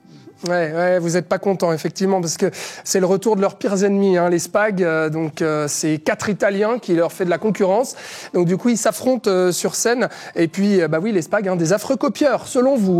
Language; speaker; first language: French; native; French